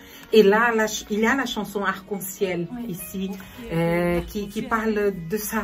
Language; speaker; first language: French; non-native, fluent; Portuguese